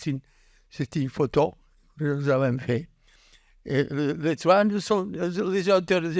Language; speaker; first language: French; non-native, learner; Catalan